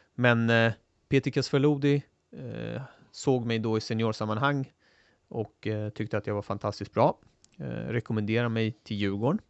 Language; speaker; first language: Swedish; early bilingual, other home language; Turoyo